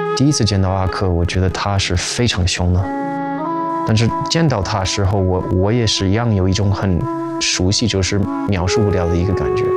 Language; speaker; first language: Chinese; non-native, fluent; English